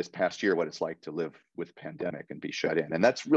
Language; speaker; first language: English; native; English